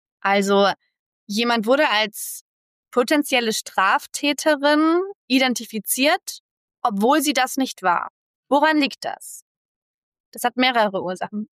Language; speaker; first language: German; native; German